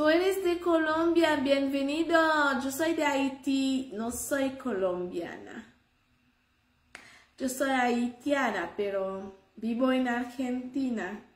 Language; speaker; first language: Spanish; non-native, learner; Haitian Creole